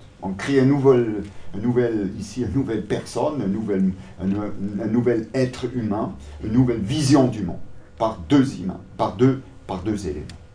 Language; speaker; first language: French; non-native, local second language; German